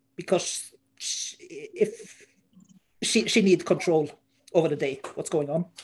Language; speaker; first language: English; non-native, fluent; Norwegian